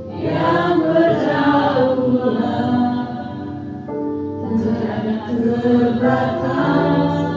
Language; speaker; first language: Indonesian; native; Indonesian